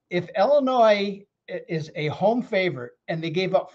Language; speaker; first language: English; native; English